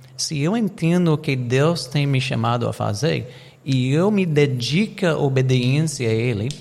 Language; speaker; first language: Portuguese; non-native, fluent; English